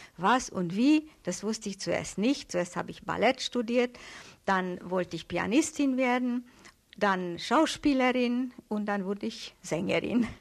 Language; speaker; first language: German; non-native, fluent; Hungarian